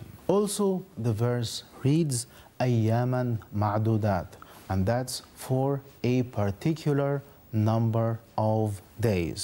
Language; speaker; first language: English; non-native, fluent; Arabic